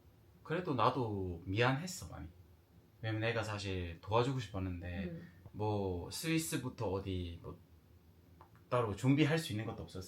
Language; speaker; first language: Korean; non-native, fluent; English